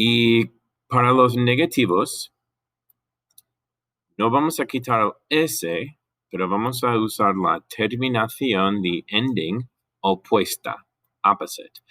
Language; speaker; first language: Spanish; non-native, fluent; English